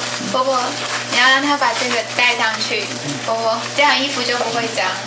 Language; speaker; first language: Chinese; non-native, learner; English